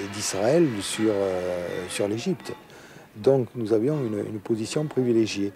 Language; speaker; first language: French; native; French